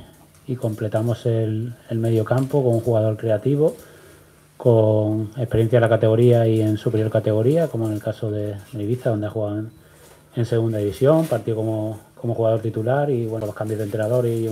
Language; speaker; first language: Spanish; native; Spanish